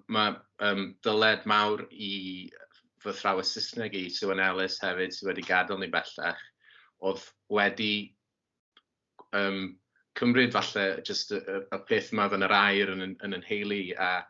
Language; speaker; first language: Welsh; native; Welsh